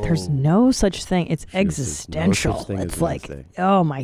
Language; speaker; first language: English; native; English